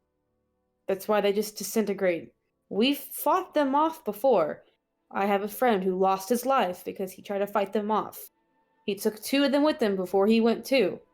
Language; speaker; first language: English; native; English